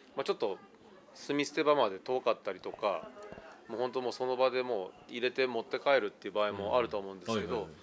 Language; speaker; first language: Japanese; native; Japanese